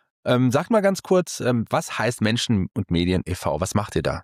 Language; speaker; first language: German; native; German